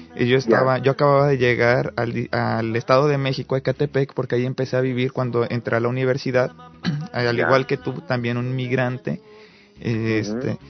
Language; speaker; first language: Spanish; native; Spanish